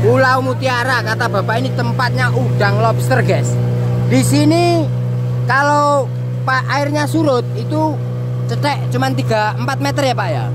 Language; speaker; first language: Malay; non-native, local second language; Javanese